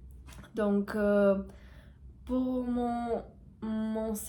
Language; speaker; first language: French; non-native, learner; Portuguese